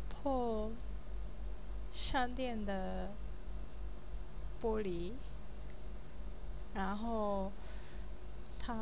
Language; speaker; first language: Chinese; non-native, learner; Japanese